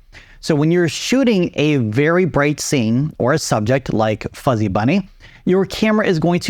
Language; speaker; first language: English; native; English